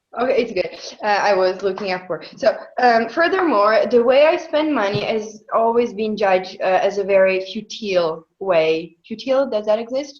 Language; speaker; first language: English; non-native, fluent; Italian